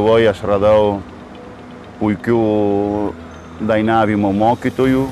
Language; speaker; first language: Lithuanian; non-native, fluent; Spanish